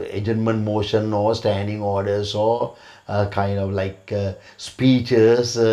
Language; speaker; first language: English; non-native, local second language; Sinhala